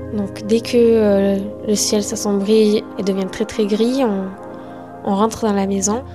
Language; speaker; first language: French; native; French